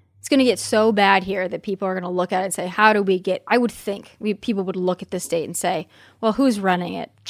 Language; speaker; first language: English; native; English